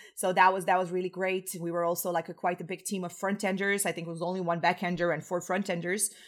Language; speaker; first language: English; non-native, fluent; Croatian